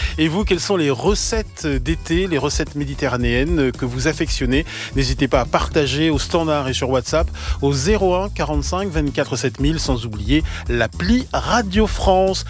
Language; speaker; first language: French; native; French